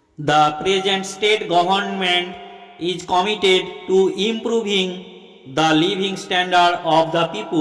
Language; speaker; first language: English; non-native, local second language; Bangla